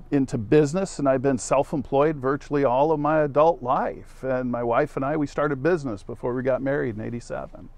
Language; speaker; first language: English; native; English